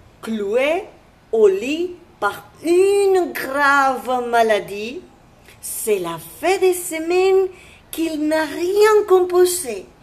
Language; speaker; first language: French; non-native, fluent; Spanish